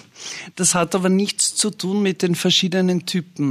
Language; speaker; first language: German; native; German